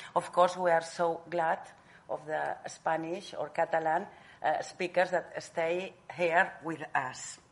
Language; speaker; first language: English; non-native, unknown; Catalan